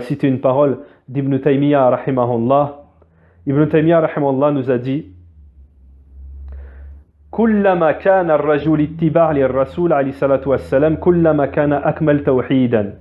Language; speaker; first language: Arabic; non-native, fluent; French